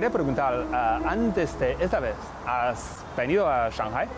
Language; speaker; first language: Spanish; non-native, learner; Chinese